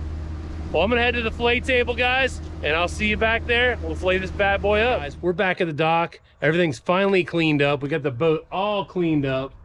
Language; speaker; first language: English; native; English